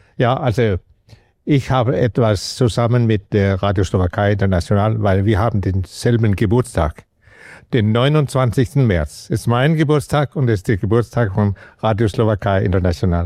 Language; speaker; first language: German; non-native, learner; Danish